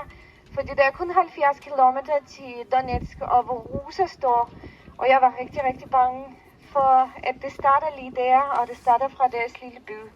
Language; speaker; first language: Danish; non-native, fluent; Ukrainian